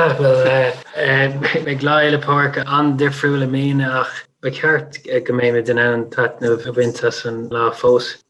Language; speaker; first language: Irish; non-native, local second language; English